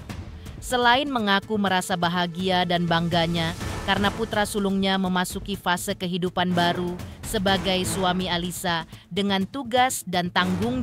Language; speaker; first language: Indonesian; native; Indonesian